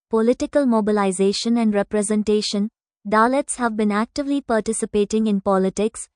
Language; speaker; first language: English; non-native, local second language; Tamil